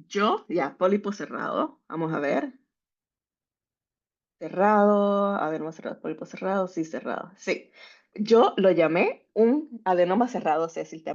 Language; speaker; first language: Spanish; native; Spanish